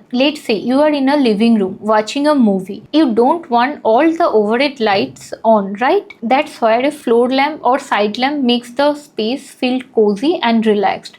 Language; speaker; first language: English; non-native, local second language; Hindi